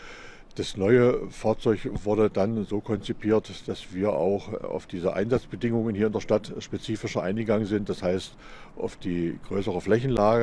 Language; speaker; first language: German; native; German